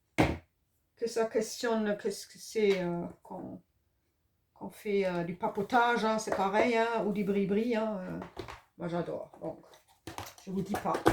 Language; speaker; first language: French; non-native, fluent; German